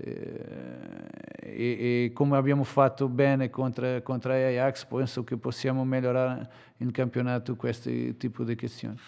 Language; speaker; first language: Italian; non-native, learner; Portuguese